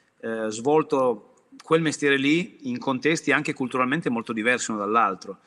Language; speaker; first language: Italian; native; Italian